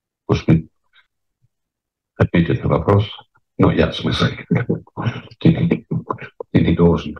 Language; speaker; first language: Russian; non-native, fluent; English